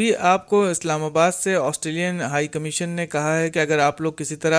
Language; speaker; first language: Urdu; native; Urdu